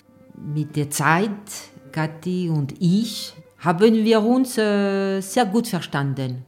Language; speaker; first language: German; non-native, fluent; French